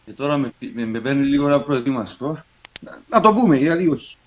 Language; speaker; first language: Greek; native; Greek